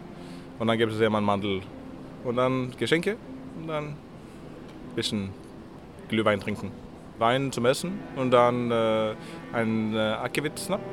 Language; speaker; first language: German; non-native, learner; Norwegian